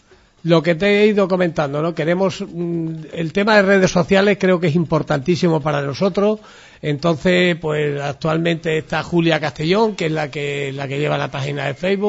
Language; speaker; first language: Spanish; native; Spanish